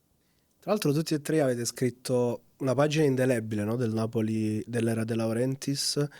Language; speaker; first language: Italian; native; Italian